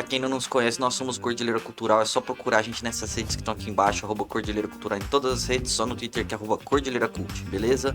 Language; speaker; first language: Portuguese; native; Portuguese